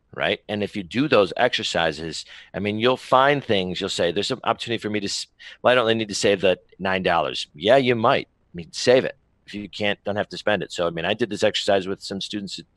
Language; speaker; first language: English; native; English